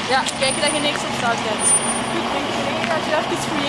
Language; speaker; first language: Dutch; native; Dutch